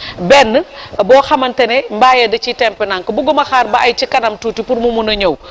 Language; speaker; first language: Wolof; native; Wolof